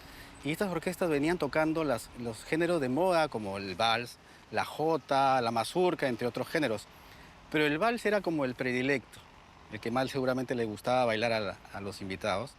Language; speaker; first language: Spanish; native; Spanish